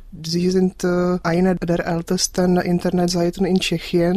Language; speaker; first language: German; non-native, fluent; Czech